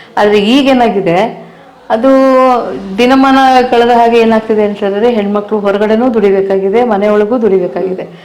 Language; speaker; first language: Kannada; native; Kannada